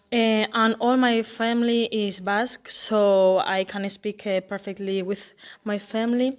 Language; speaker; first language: English; non-native, fluent; Basque